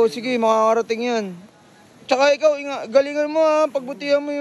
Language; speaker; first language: Filipino; native; Filipino